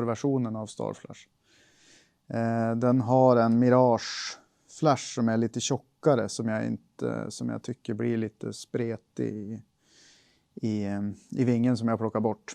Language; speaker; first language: Swedish; native; Swedish